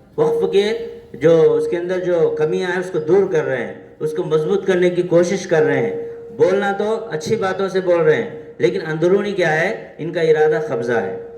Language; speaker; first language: Urdu; native; Urdu